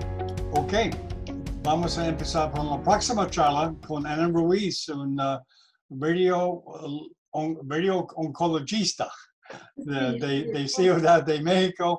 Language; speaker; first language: Spanish; non-native, learner; English